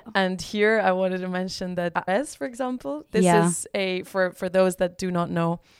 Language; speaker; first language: English; non-native, fluent; Spanish